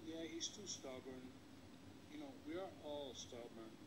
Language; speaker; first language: English; early bilingual, other home language; Spanish